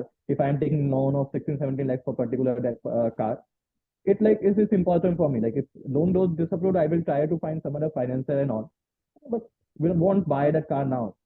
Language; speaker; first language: English; non-native, local second language; Hindi